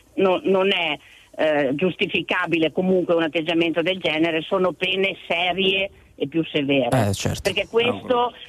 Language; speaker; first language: Italian; native; Italian